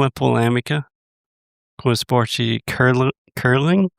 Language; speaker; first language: Portuguese; non-native, fluent; English